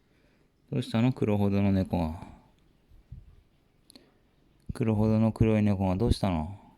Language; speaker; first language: Japanese; native; Japanese